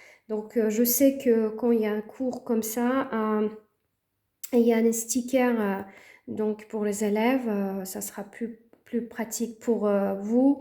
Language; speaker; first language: French; native; French